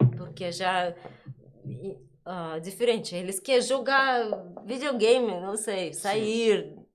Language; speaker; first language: Portuguese; non-native, learner; Russian